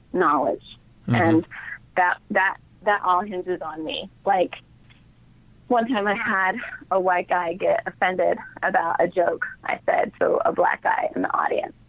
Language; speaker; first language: English; native; English